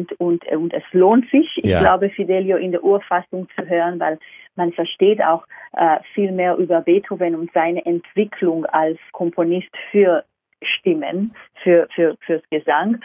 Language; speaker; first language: German; non-native, fluent; Hebrew